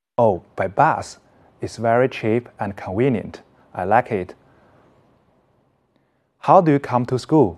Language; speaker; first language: English; non-native, fluent; Chinese